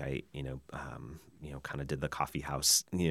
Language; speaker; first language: English; native; English